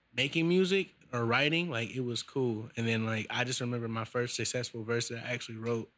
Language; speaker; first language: English; native; English